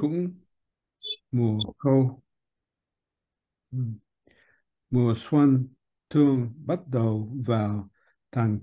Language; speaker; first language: Vietnamese; non-native, learner; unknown